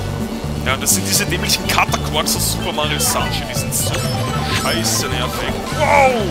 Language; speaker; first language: German; native; German